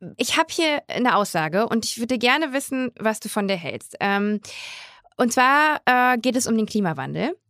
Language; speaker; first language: German; native; German